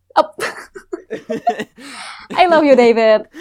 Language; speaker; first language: English; non-native, fluent; Thai